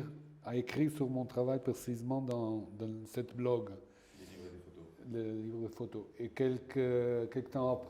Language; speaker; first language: French; non-native, fluent; Portuguese